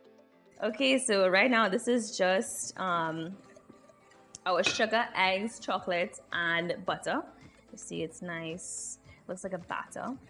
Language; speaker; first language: English; native; English